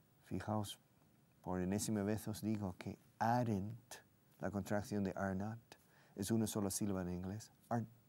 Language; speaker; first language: Spanish; non-native, fluent; English